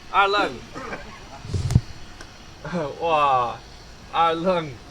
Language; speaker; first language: Chinese; non-native, fluent; Dutch